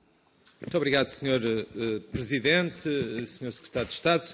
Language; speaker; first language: Portuguese; native; Portuguese